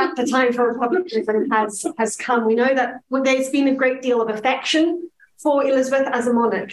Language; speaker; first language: English; native; English